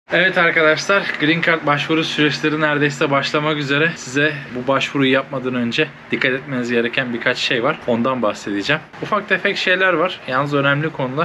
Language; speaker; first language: Turkish; native; Turkish